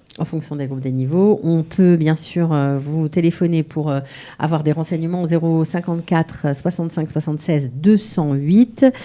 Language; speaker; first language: French; native; French